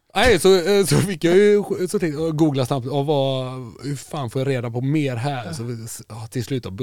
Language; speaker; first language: Swedish; native; Swedish